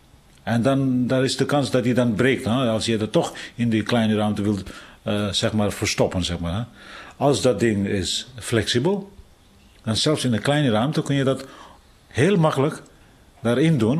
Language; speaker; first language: Dutch; non-native, fluent; Tibetan